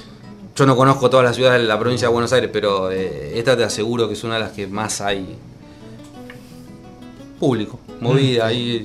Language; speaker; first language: Spanish; native; Spanish